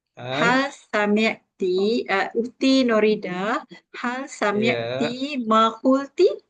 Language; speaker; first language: Arabic; non-native, learner; Malay